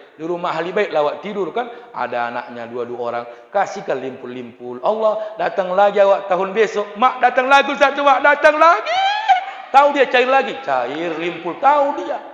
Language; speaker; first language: Malay; non-native, local second language; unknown